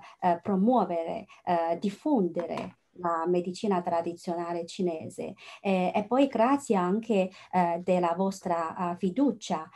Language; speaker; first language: Italian; non-native, fluent; Chinese